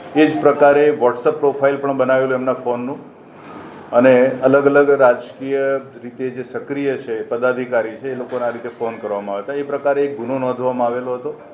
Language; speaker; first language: Gujarati; native; Gujarati